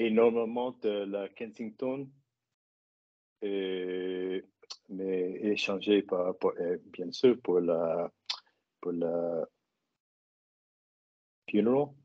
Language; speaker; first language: French; non-native, learner; English